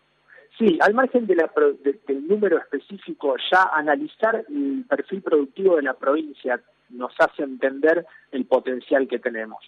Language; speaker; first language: Spanish; native; Spanish